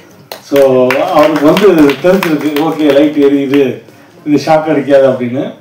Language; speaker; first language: Tamil; native; Tamil